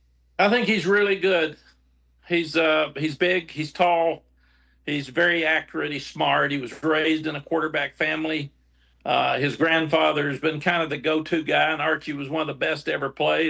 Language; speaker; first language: English; native; English